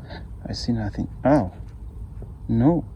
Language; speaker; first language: English; non-native, learner; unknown